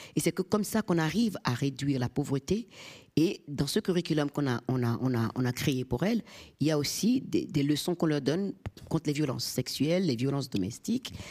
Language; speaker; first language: French; non-native, local second language; Fon